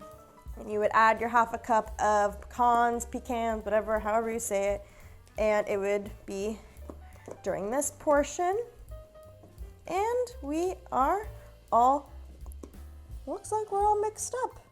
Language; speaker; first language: English; native; English